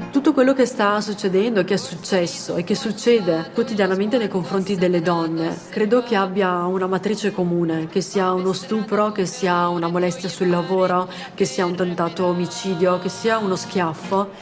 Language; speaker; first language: Italian; native; Italian